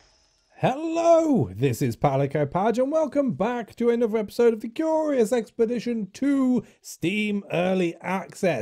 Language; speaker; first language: English; native; English